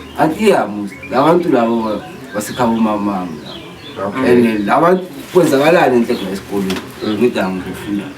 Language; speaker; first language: Zulu; non-native, local second language; South Ndebele